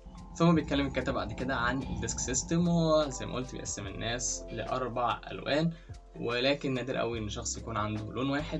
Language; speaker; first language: Arabic; native; Arabic